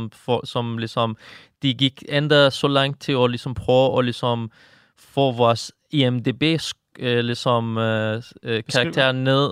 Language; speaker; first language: Danish; non-native, fluent; Persian